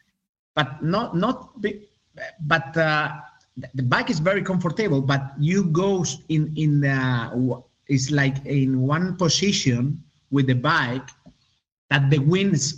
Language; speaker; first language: English; non-native, learner; Spanish